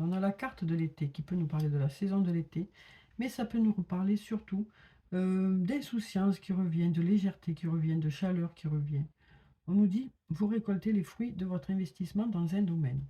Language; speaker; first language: French; native; French